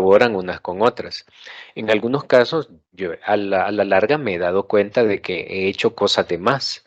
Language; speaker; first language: Spanish; native; Spanish